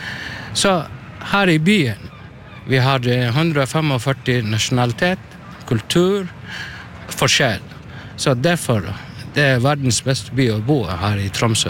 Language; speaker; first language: Norwegian; non-native, learner; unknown